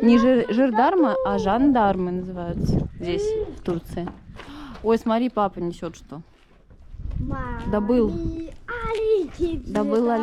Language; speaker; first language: Russian; native; Russian